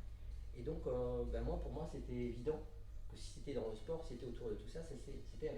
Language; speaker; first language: French; native; French